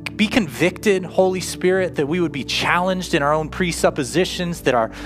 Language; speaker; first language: English; native; English